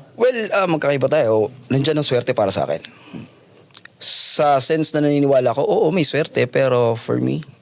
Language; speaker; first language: Filipino; native; Filipino